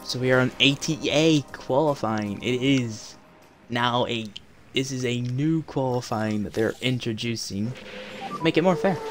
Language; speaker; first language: English; native; English